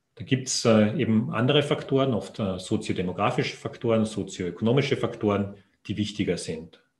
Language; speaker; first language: German; native; German